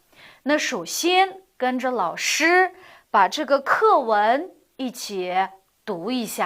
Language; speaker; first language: Chinese; non-native, fluent; Uyghur